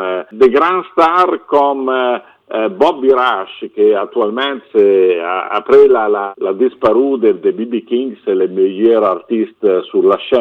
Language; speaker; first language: French; non-native, fluent; Italian